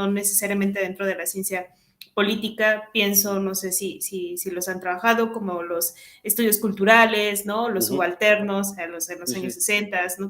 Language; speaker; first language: Spanish; native; Spanish